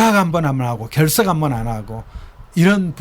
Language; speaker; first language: Korean; native; Korean